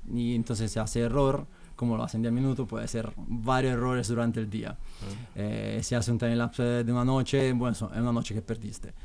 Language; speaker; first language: Spanish; non-native, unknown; Italian